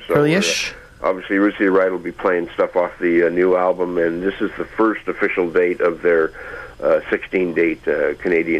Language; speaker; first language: English; native; English